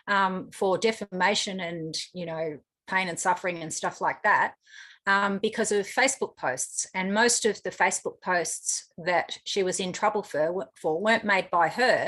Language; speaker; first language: English; native; English